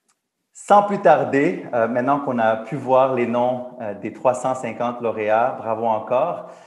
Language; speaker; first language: French; native; French